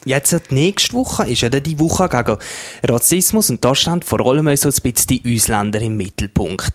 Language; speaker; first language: German; native; German